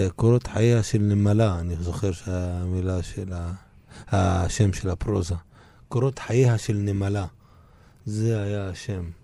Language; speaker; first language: Hebrew; non-native, local second language; Arabic